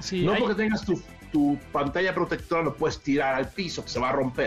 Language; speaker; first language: Spanish; native; Spanish